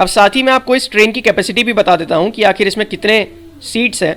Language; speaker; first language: Hindi; native; Hindi